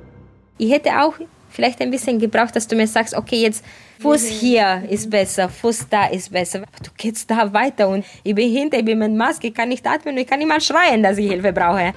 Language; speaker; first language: German; non-native, fluent; Romanian